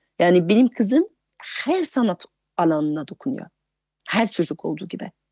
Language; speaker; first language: Turkish; non-native, fluent; French